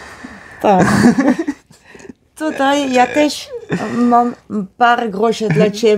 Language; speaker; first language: Polish; non-native, learner; Dutch